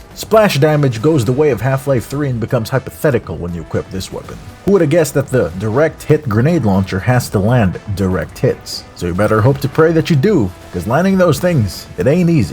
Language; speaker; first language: English; native; English